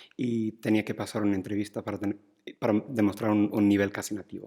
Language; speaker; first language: Spanish; non-native, fluent; English